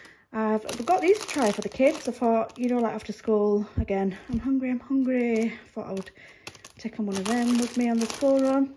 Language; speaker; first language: English; native; English